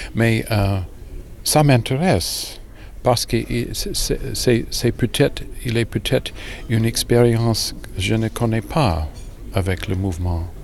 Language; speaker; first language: French; non-native, learner; English